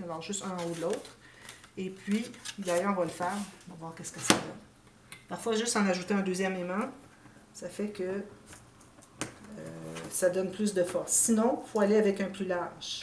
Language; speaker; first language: French; native; French